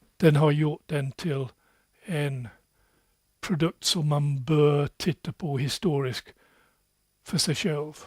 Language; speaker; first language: Swedish; non-native, fluent; English